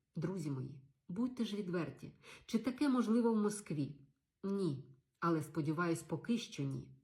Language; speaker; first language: Ukrainian; native; Ukrainian